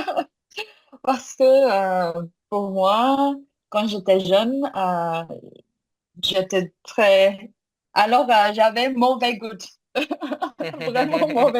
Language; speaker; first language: French; non-native, learner; Korean